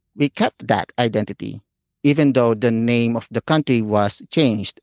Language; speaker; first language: English; non-native, local second language; Filipino